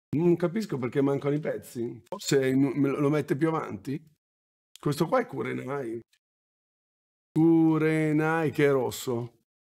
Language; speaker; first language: Italian; native; Italian